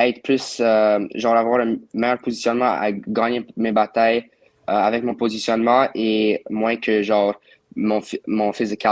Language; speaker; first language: French; non-native, local second language; English